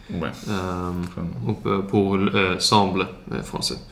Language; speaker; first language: French; non-native, learner; Swedish